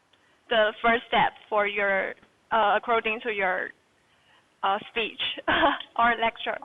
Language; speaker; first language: English; non-native, learner; Chinese